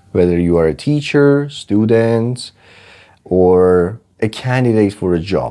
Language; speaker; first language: English; non-native, fluent; Persian